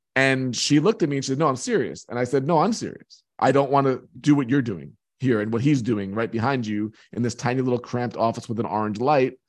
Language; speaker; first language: English; native; English